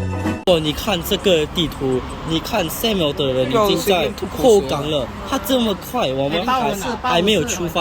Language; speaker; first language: Chinese; non-native, local second language; English